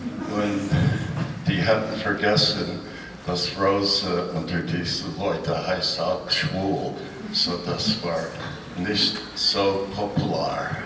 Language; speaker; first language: German; non-native, learner; English